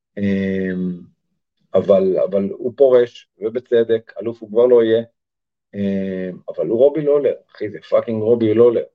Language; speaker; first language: Hebrew; early bilingual, other home language; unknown